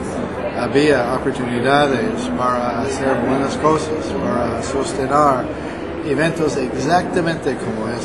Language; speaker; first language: Spanish; non-native, fluent; English